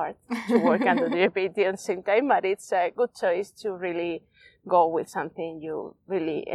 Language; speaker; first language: English; non-native, fluent; Spanish